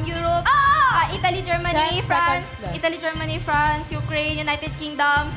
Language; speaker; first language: English; non-native, local second language; Filipino